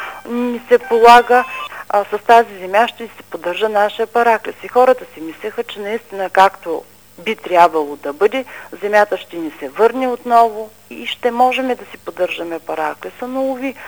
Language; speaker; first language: Bulgarian; native; Bulgarian